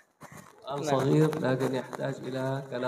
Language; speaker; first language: Arabic; native; Arabic